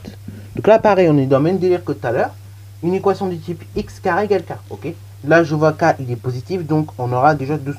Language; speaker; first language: French; native; French